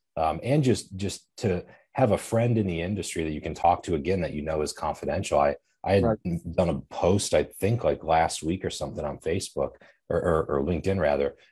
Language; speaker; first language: English; native; English